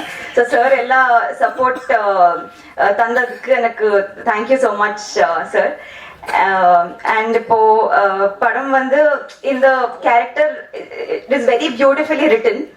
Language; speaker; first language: Tamil; non-native, learner; Telugu